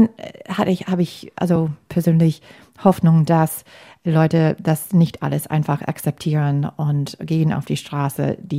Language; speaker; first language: German; non-native, fluent; English